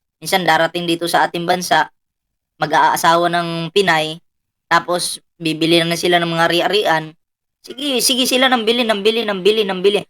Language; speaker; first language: Filipino; native; Filipino